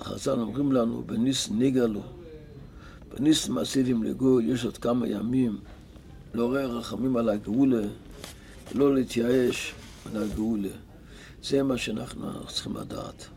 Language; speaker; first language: Hebrew; non-native, local second language; Yiddish